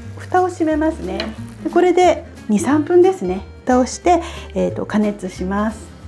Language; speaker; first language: Japanese; native; Japanese